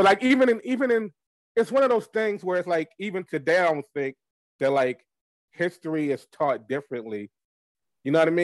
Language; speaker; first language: English; native; English